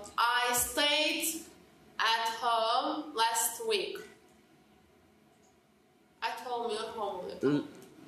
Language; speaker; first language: English; non-native, learner; Turkish